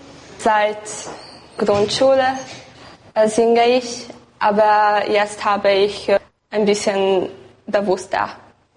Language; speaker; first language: German; non-native, local second language; Hungarian